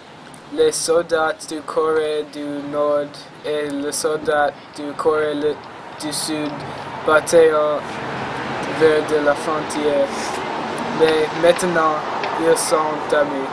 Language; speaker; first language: French; non-native, learner; English